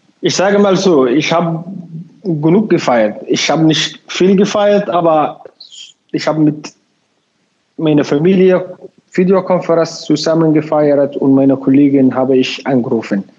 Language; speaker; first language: German; non-native, learner; Somali